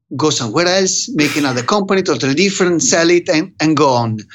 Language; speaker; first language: English; non-native, fluent; Italian